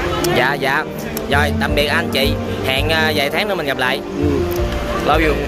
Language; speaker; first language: Vietnamese; native; Vietnamese